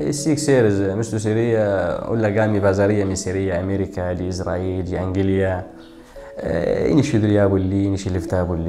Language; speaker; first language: Greek; non-native, learner; Arabic